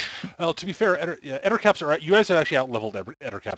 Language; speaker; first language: English; native; English